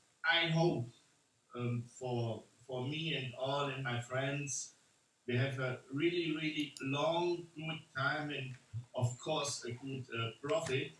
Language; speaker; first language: English; non-native, learner; German